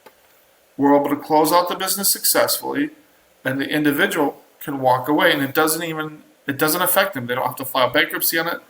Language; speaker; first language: English; native; English